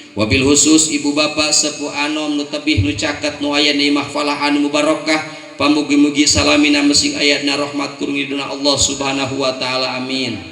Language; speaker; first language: Sundanese; native; Sundanese